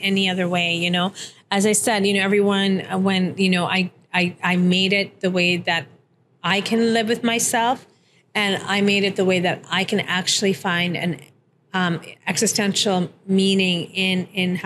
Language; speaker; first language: English; early bilingual, other home language; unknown